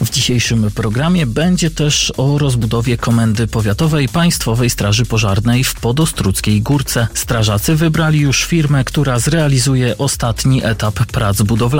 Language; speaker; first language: Polish; native; Polish